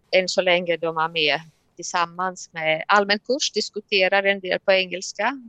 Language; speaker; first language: Swedish; non-native, fluent; Latvian